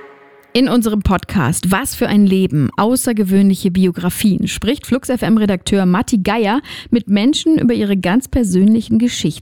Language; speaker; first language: German; native; German